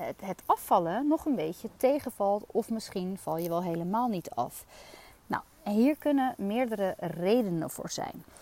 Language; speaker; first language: Dutch; native; Dutch